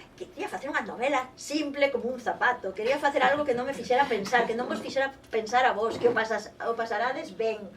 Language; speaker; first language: Galician; non-native, local second language; Spanish